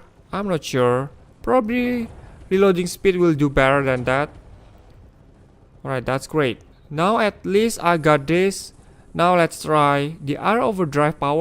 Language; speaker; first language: English; non-native, fluent; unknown